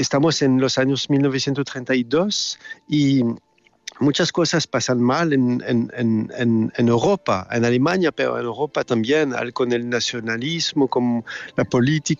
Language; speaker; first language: Spanish; non-native, learner; French